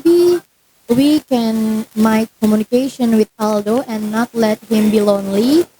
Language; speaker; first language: English; non-native, learner; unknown